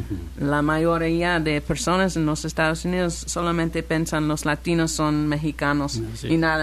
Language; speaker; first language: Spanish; non-native, learner; English